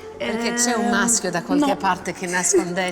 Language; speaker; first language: Italian; early bilingual, heritage; English